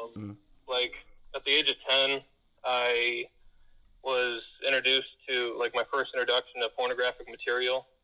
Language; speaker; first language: English; native; English